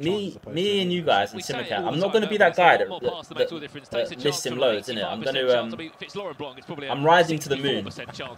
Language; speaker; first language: English; native; English